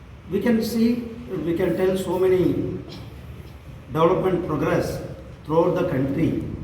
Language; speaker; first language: English; non-native, local second language; Tamil